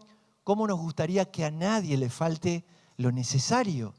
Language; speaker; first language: Spanish; native; Spanish